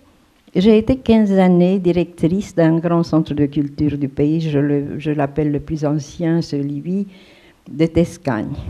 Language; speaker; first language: French; non-native, fluent; Romanian